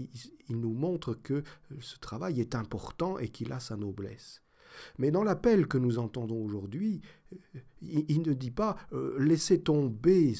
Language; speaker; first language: French; native; French